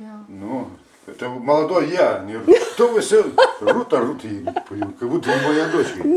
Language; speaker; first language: Russian; native; Russian